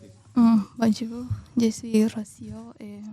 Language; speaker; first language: French; non-native, learner; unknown